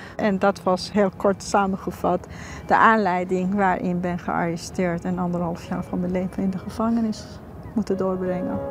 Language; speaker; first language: Dutch; non-native, fluent; Persian